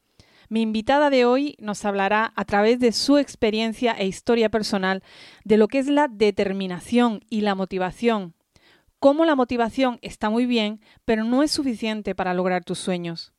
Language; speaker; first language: Spanish; native; Spanish